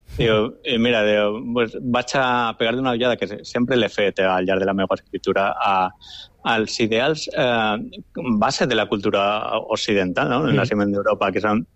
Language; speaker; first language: Catalan; non-native, local second language; Spanish